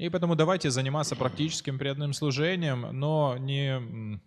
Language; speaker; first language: Russian; native; Russian